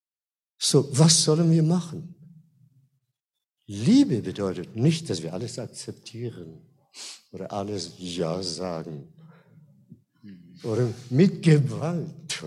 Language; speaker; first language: German; non-native, fluent; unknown